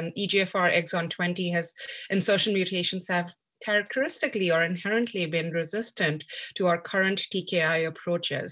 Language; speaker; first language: English; non-native, local second language; Hindi